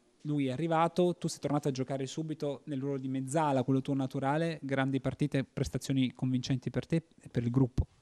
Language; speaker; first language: Italian; native; Italian